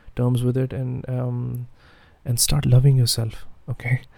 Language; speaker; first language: English; non-native, local second language; Hindi